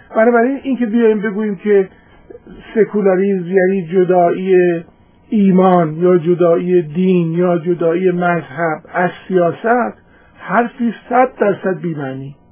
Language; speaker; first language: Persian; native; Persian